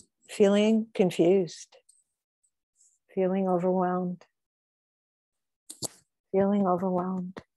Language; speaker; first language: English; native; English